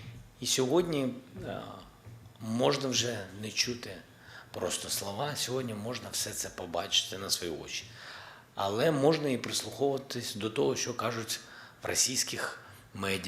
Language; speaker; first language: Ukrainian; non-native, local second language; Russian